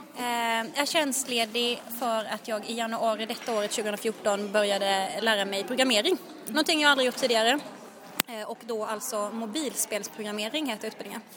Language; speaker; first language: Swedish; native; Swedish